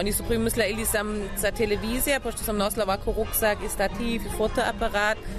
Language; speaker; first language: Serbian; non-native, learner; German